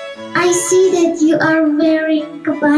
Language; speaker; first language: English; non-native, learner; Indonesian